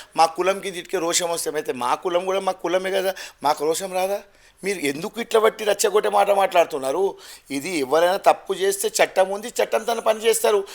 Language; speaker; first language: Telugu; non-native, local second language; Gujarati